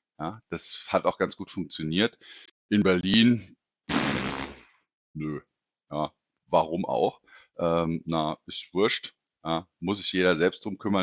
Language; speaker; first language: German; native; German